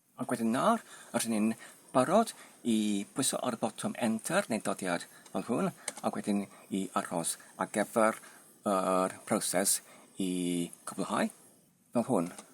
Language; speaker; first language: Welsh; non-native, learner; Polish